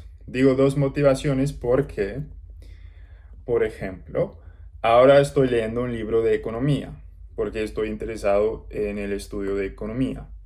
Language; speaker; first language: Spanish; non-native, learner; English